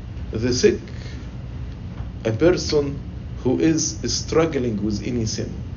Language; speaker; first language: English; non-native, fluent; Arabic